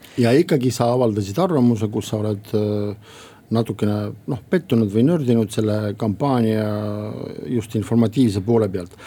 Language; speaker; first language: Estonian; non-native, local second language; Russian